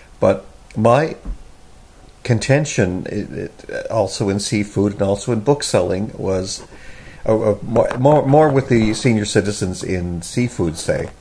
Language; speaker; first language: English; native; English